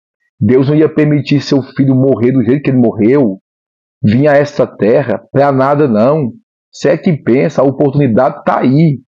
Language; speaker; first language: Portuguese; native; Portuguese